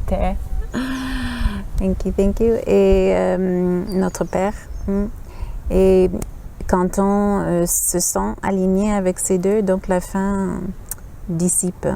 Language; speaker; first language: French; non-native, fluent; English